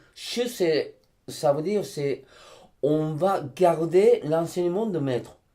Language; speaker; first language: French; non-native, fluent; Japanese